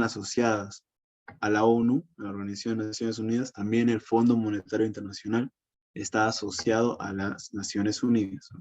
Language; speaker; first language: Spanish; native; Spanish